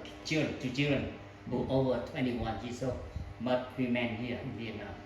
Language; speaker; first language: English; non-native, learner; Vietnamese